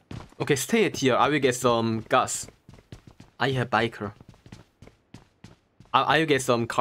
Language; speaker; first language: English; non-native, learner; Korean